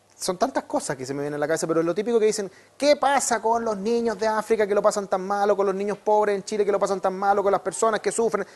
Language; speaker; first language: Spanish; native; Spanish